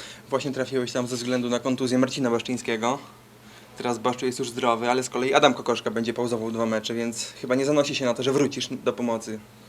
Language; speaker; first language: Polish; native; Polish